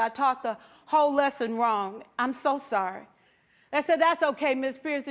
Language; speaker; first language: English; native; English